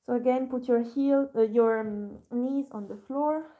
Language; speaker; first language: English; non-native, fluent; Italian